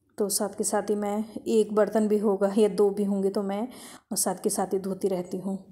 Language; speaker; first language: Hindi; native; Hindi